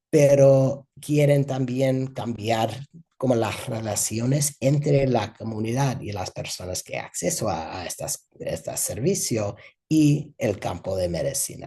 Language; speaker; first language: Spanish; non-native, fluent; English